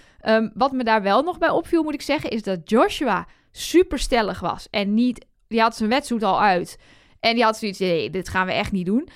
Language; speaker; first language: Dutch; native; Dutch